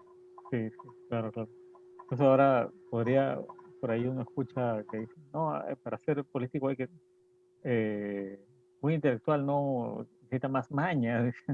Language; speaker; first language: Spanish; native; Spanish